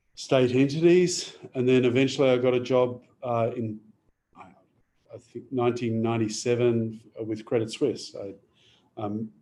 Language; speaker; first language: English; native; English